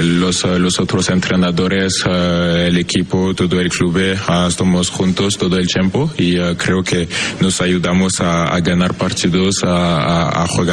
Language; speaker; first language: Spanish; non-native, fluent; French